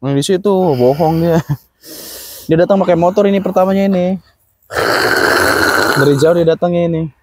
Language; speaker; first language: Indonesian; non-native, local second language; Sundanese